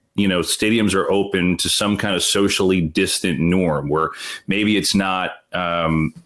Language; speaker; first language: English; native; English